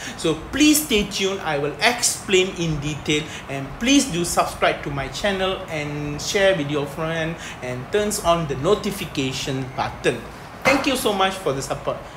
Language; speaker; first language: English; non-native, local second language; Malay